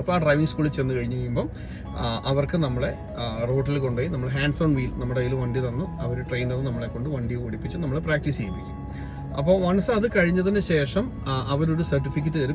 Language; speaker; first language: Malayalam; native; Malayalam